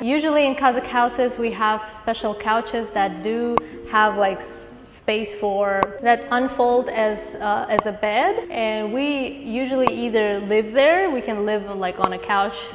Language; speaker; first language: English; non-native, fluent; Kazakh